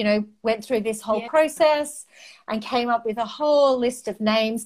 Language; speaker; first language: English; non-native, local second language; Greek